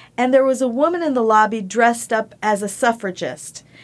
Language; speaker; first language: English; early bilingual, other home language; Spanish